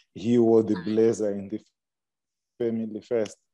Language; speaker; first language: English; non-native, local second language; Shona